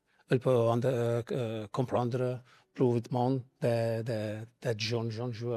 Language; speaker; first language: French; non-native, fluent; Italian